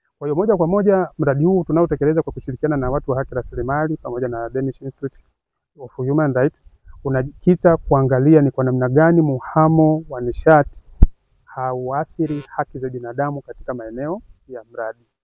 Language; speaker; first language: Swahili; native; Swahili